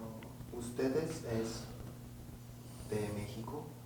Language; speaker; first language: Spanish; non-native, learner; Korean